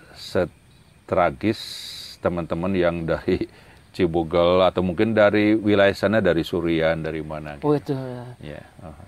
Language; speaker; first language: Indonesian; non-native, local second language; Sundanese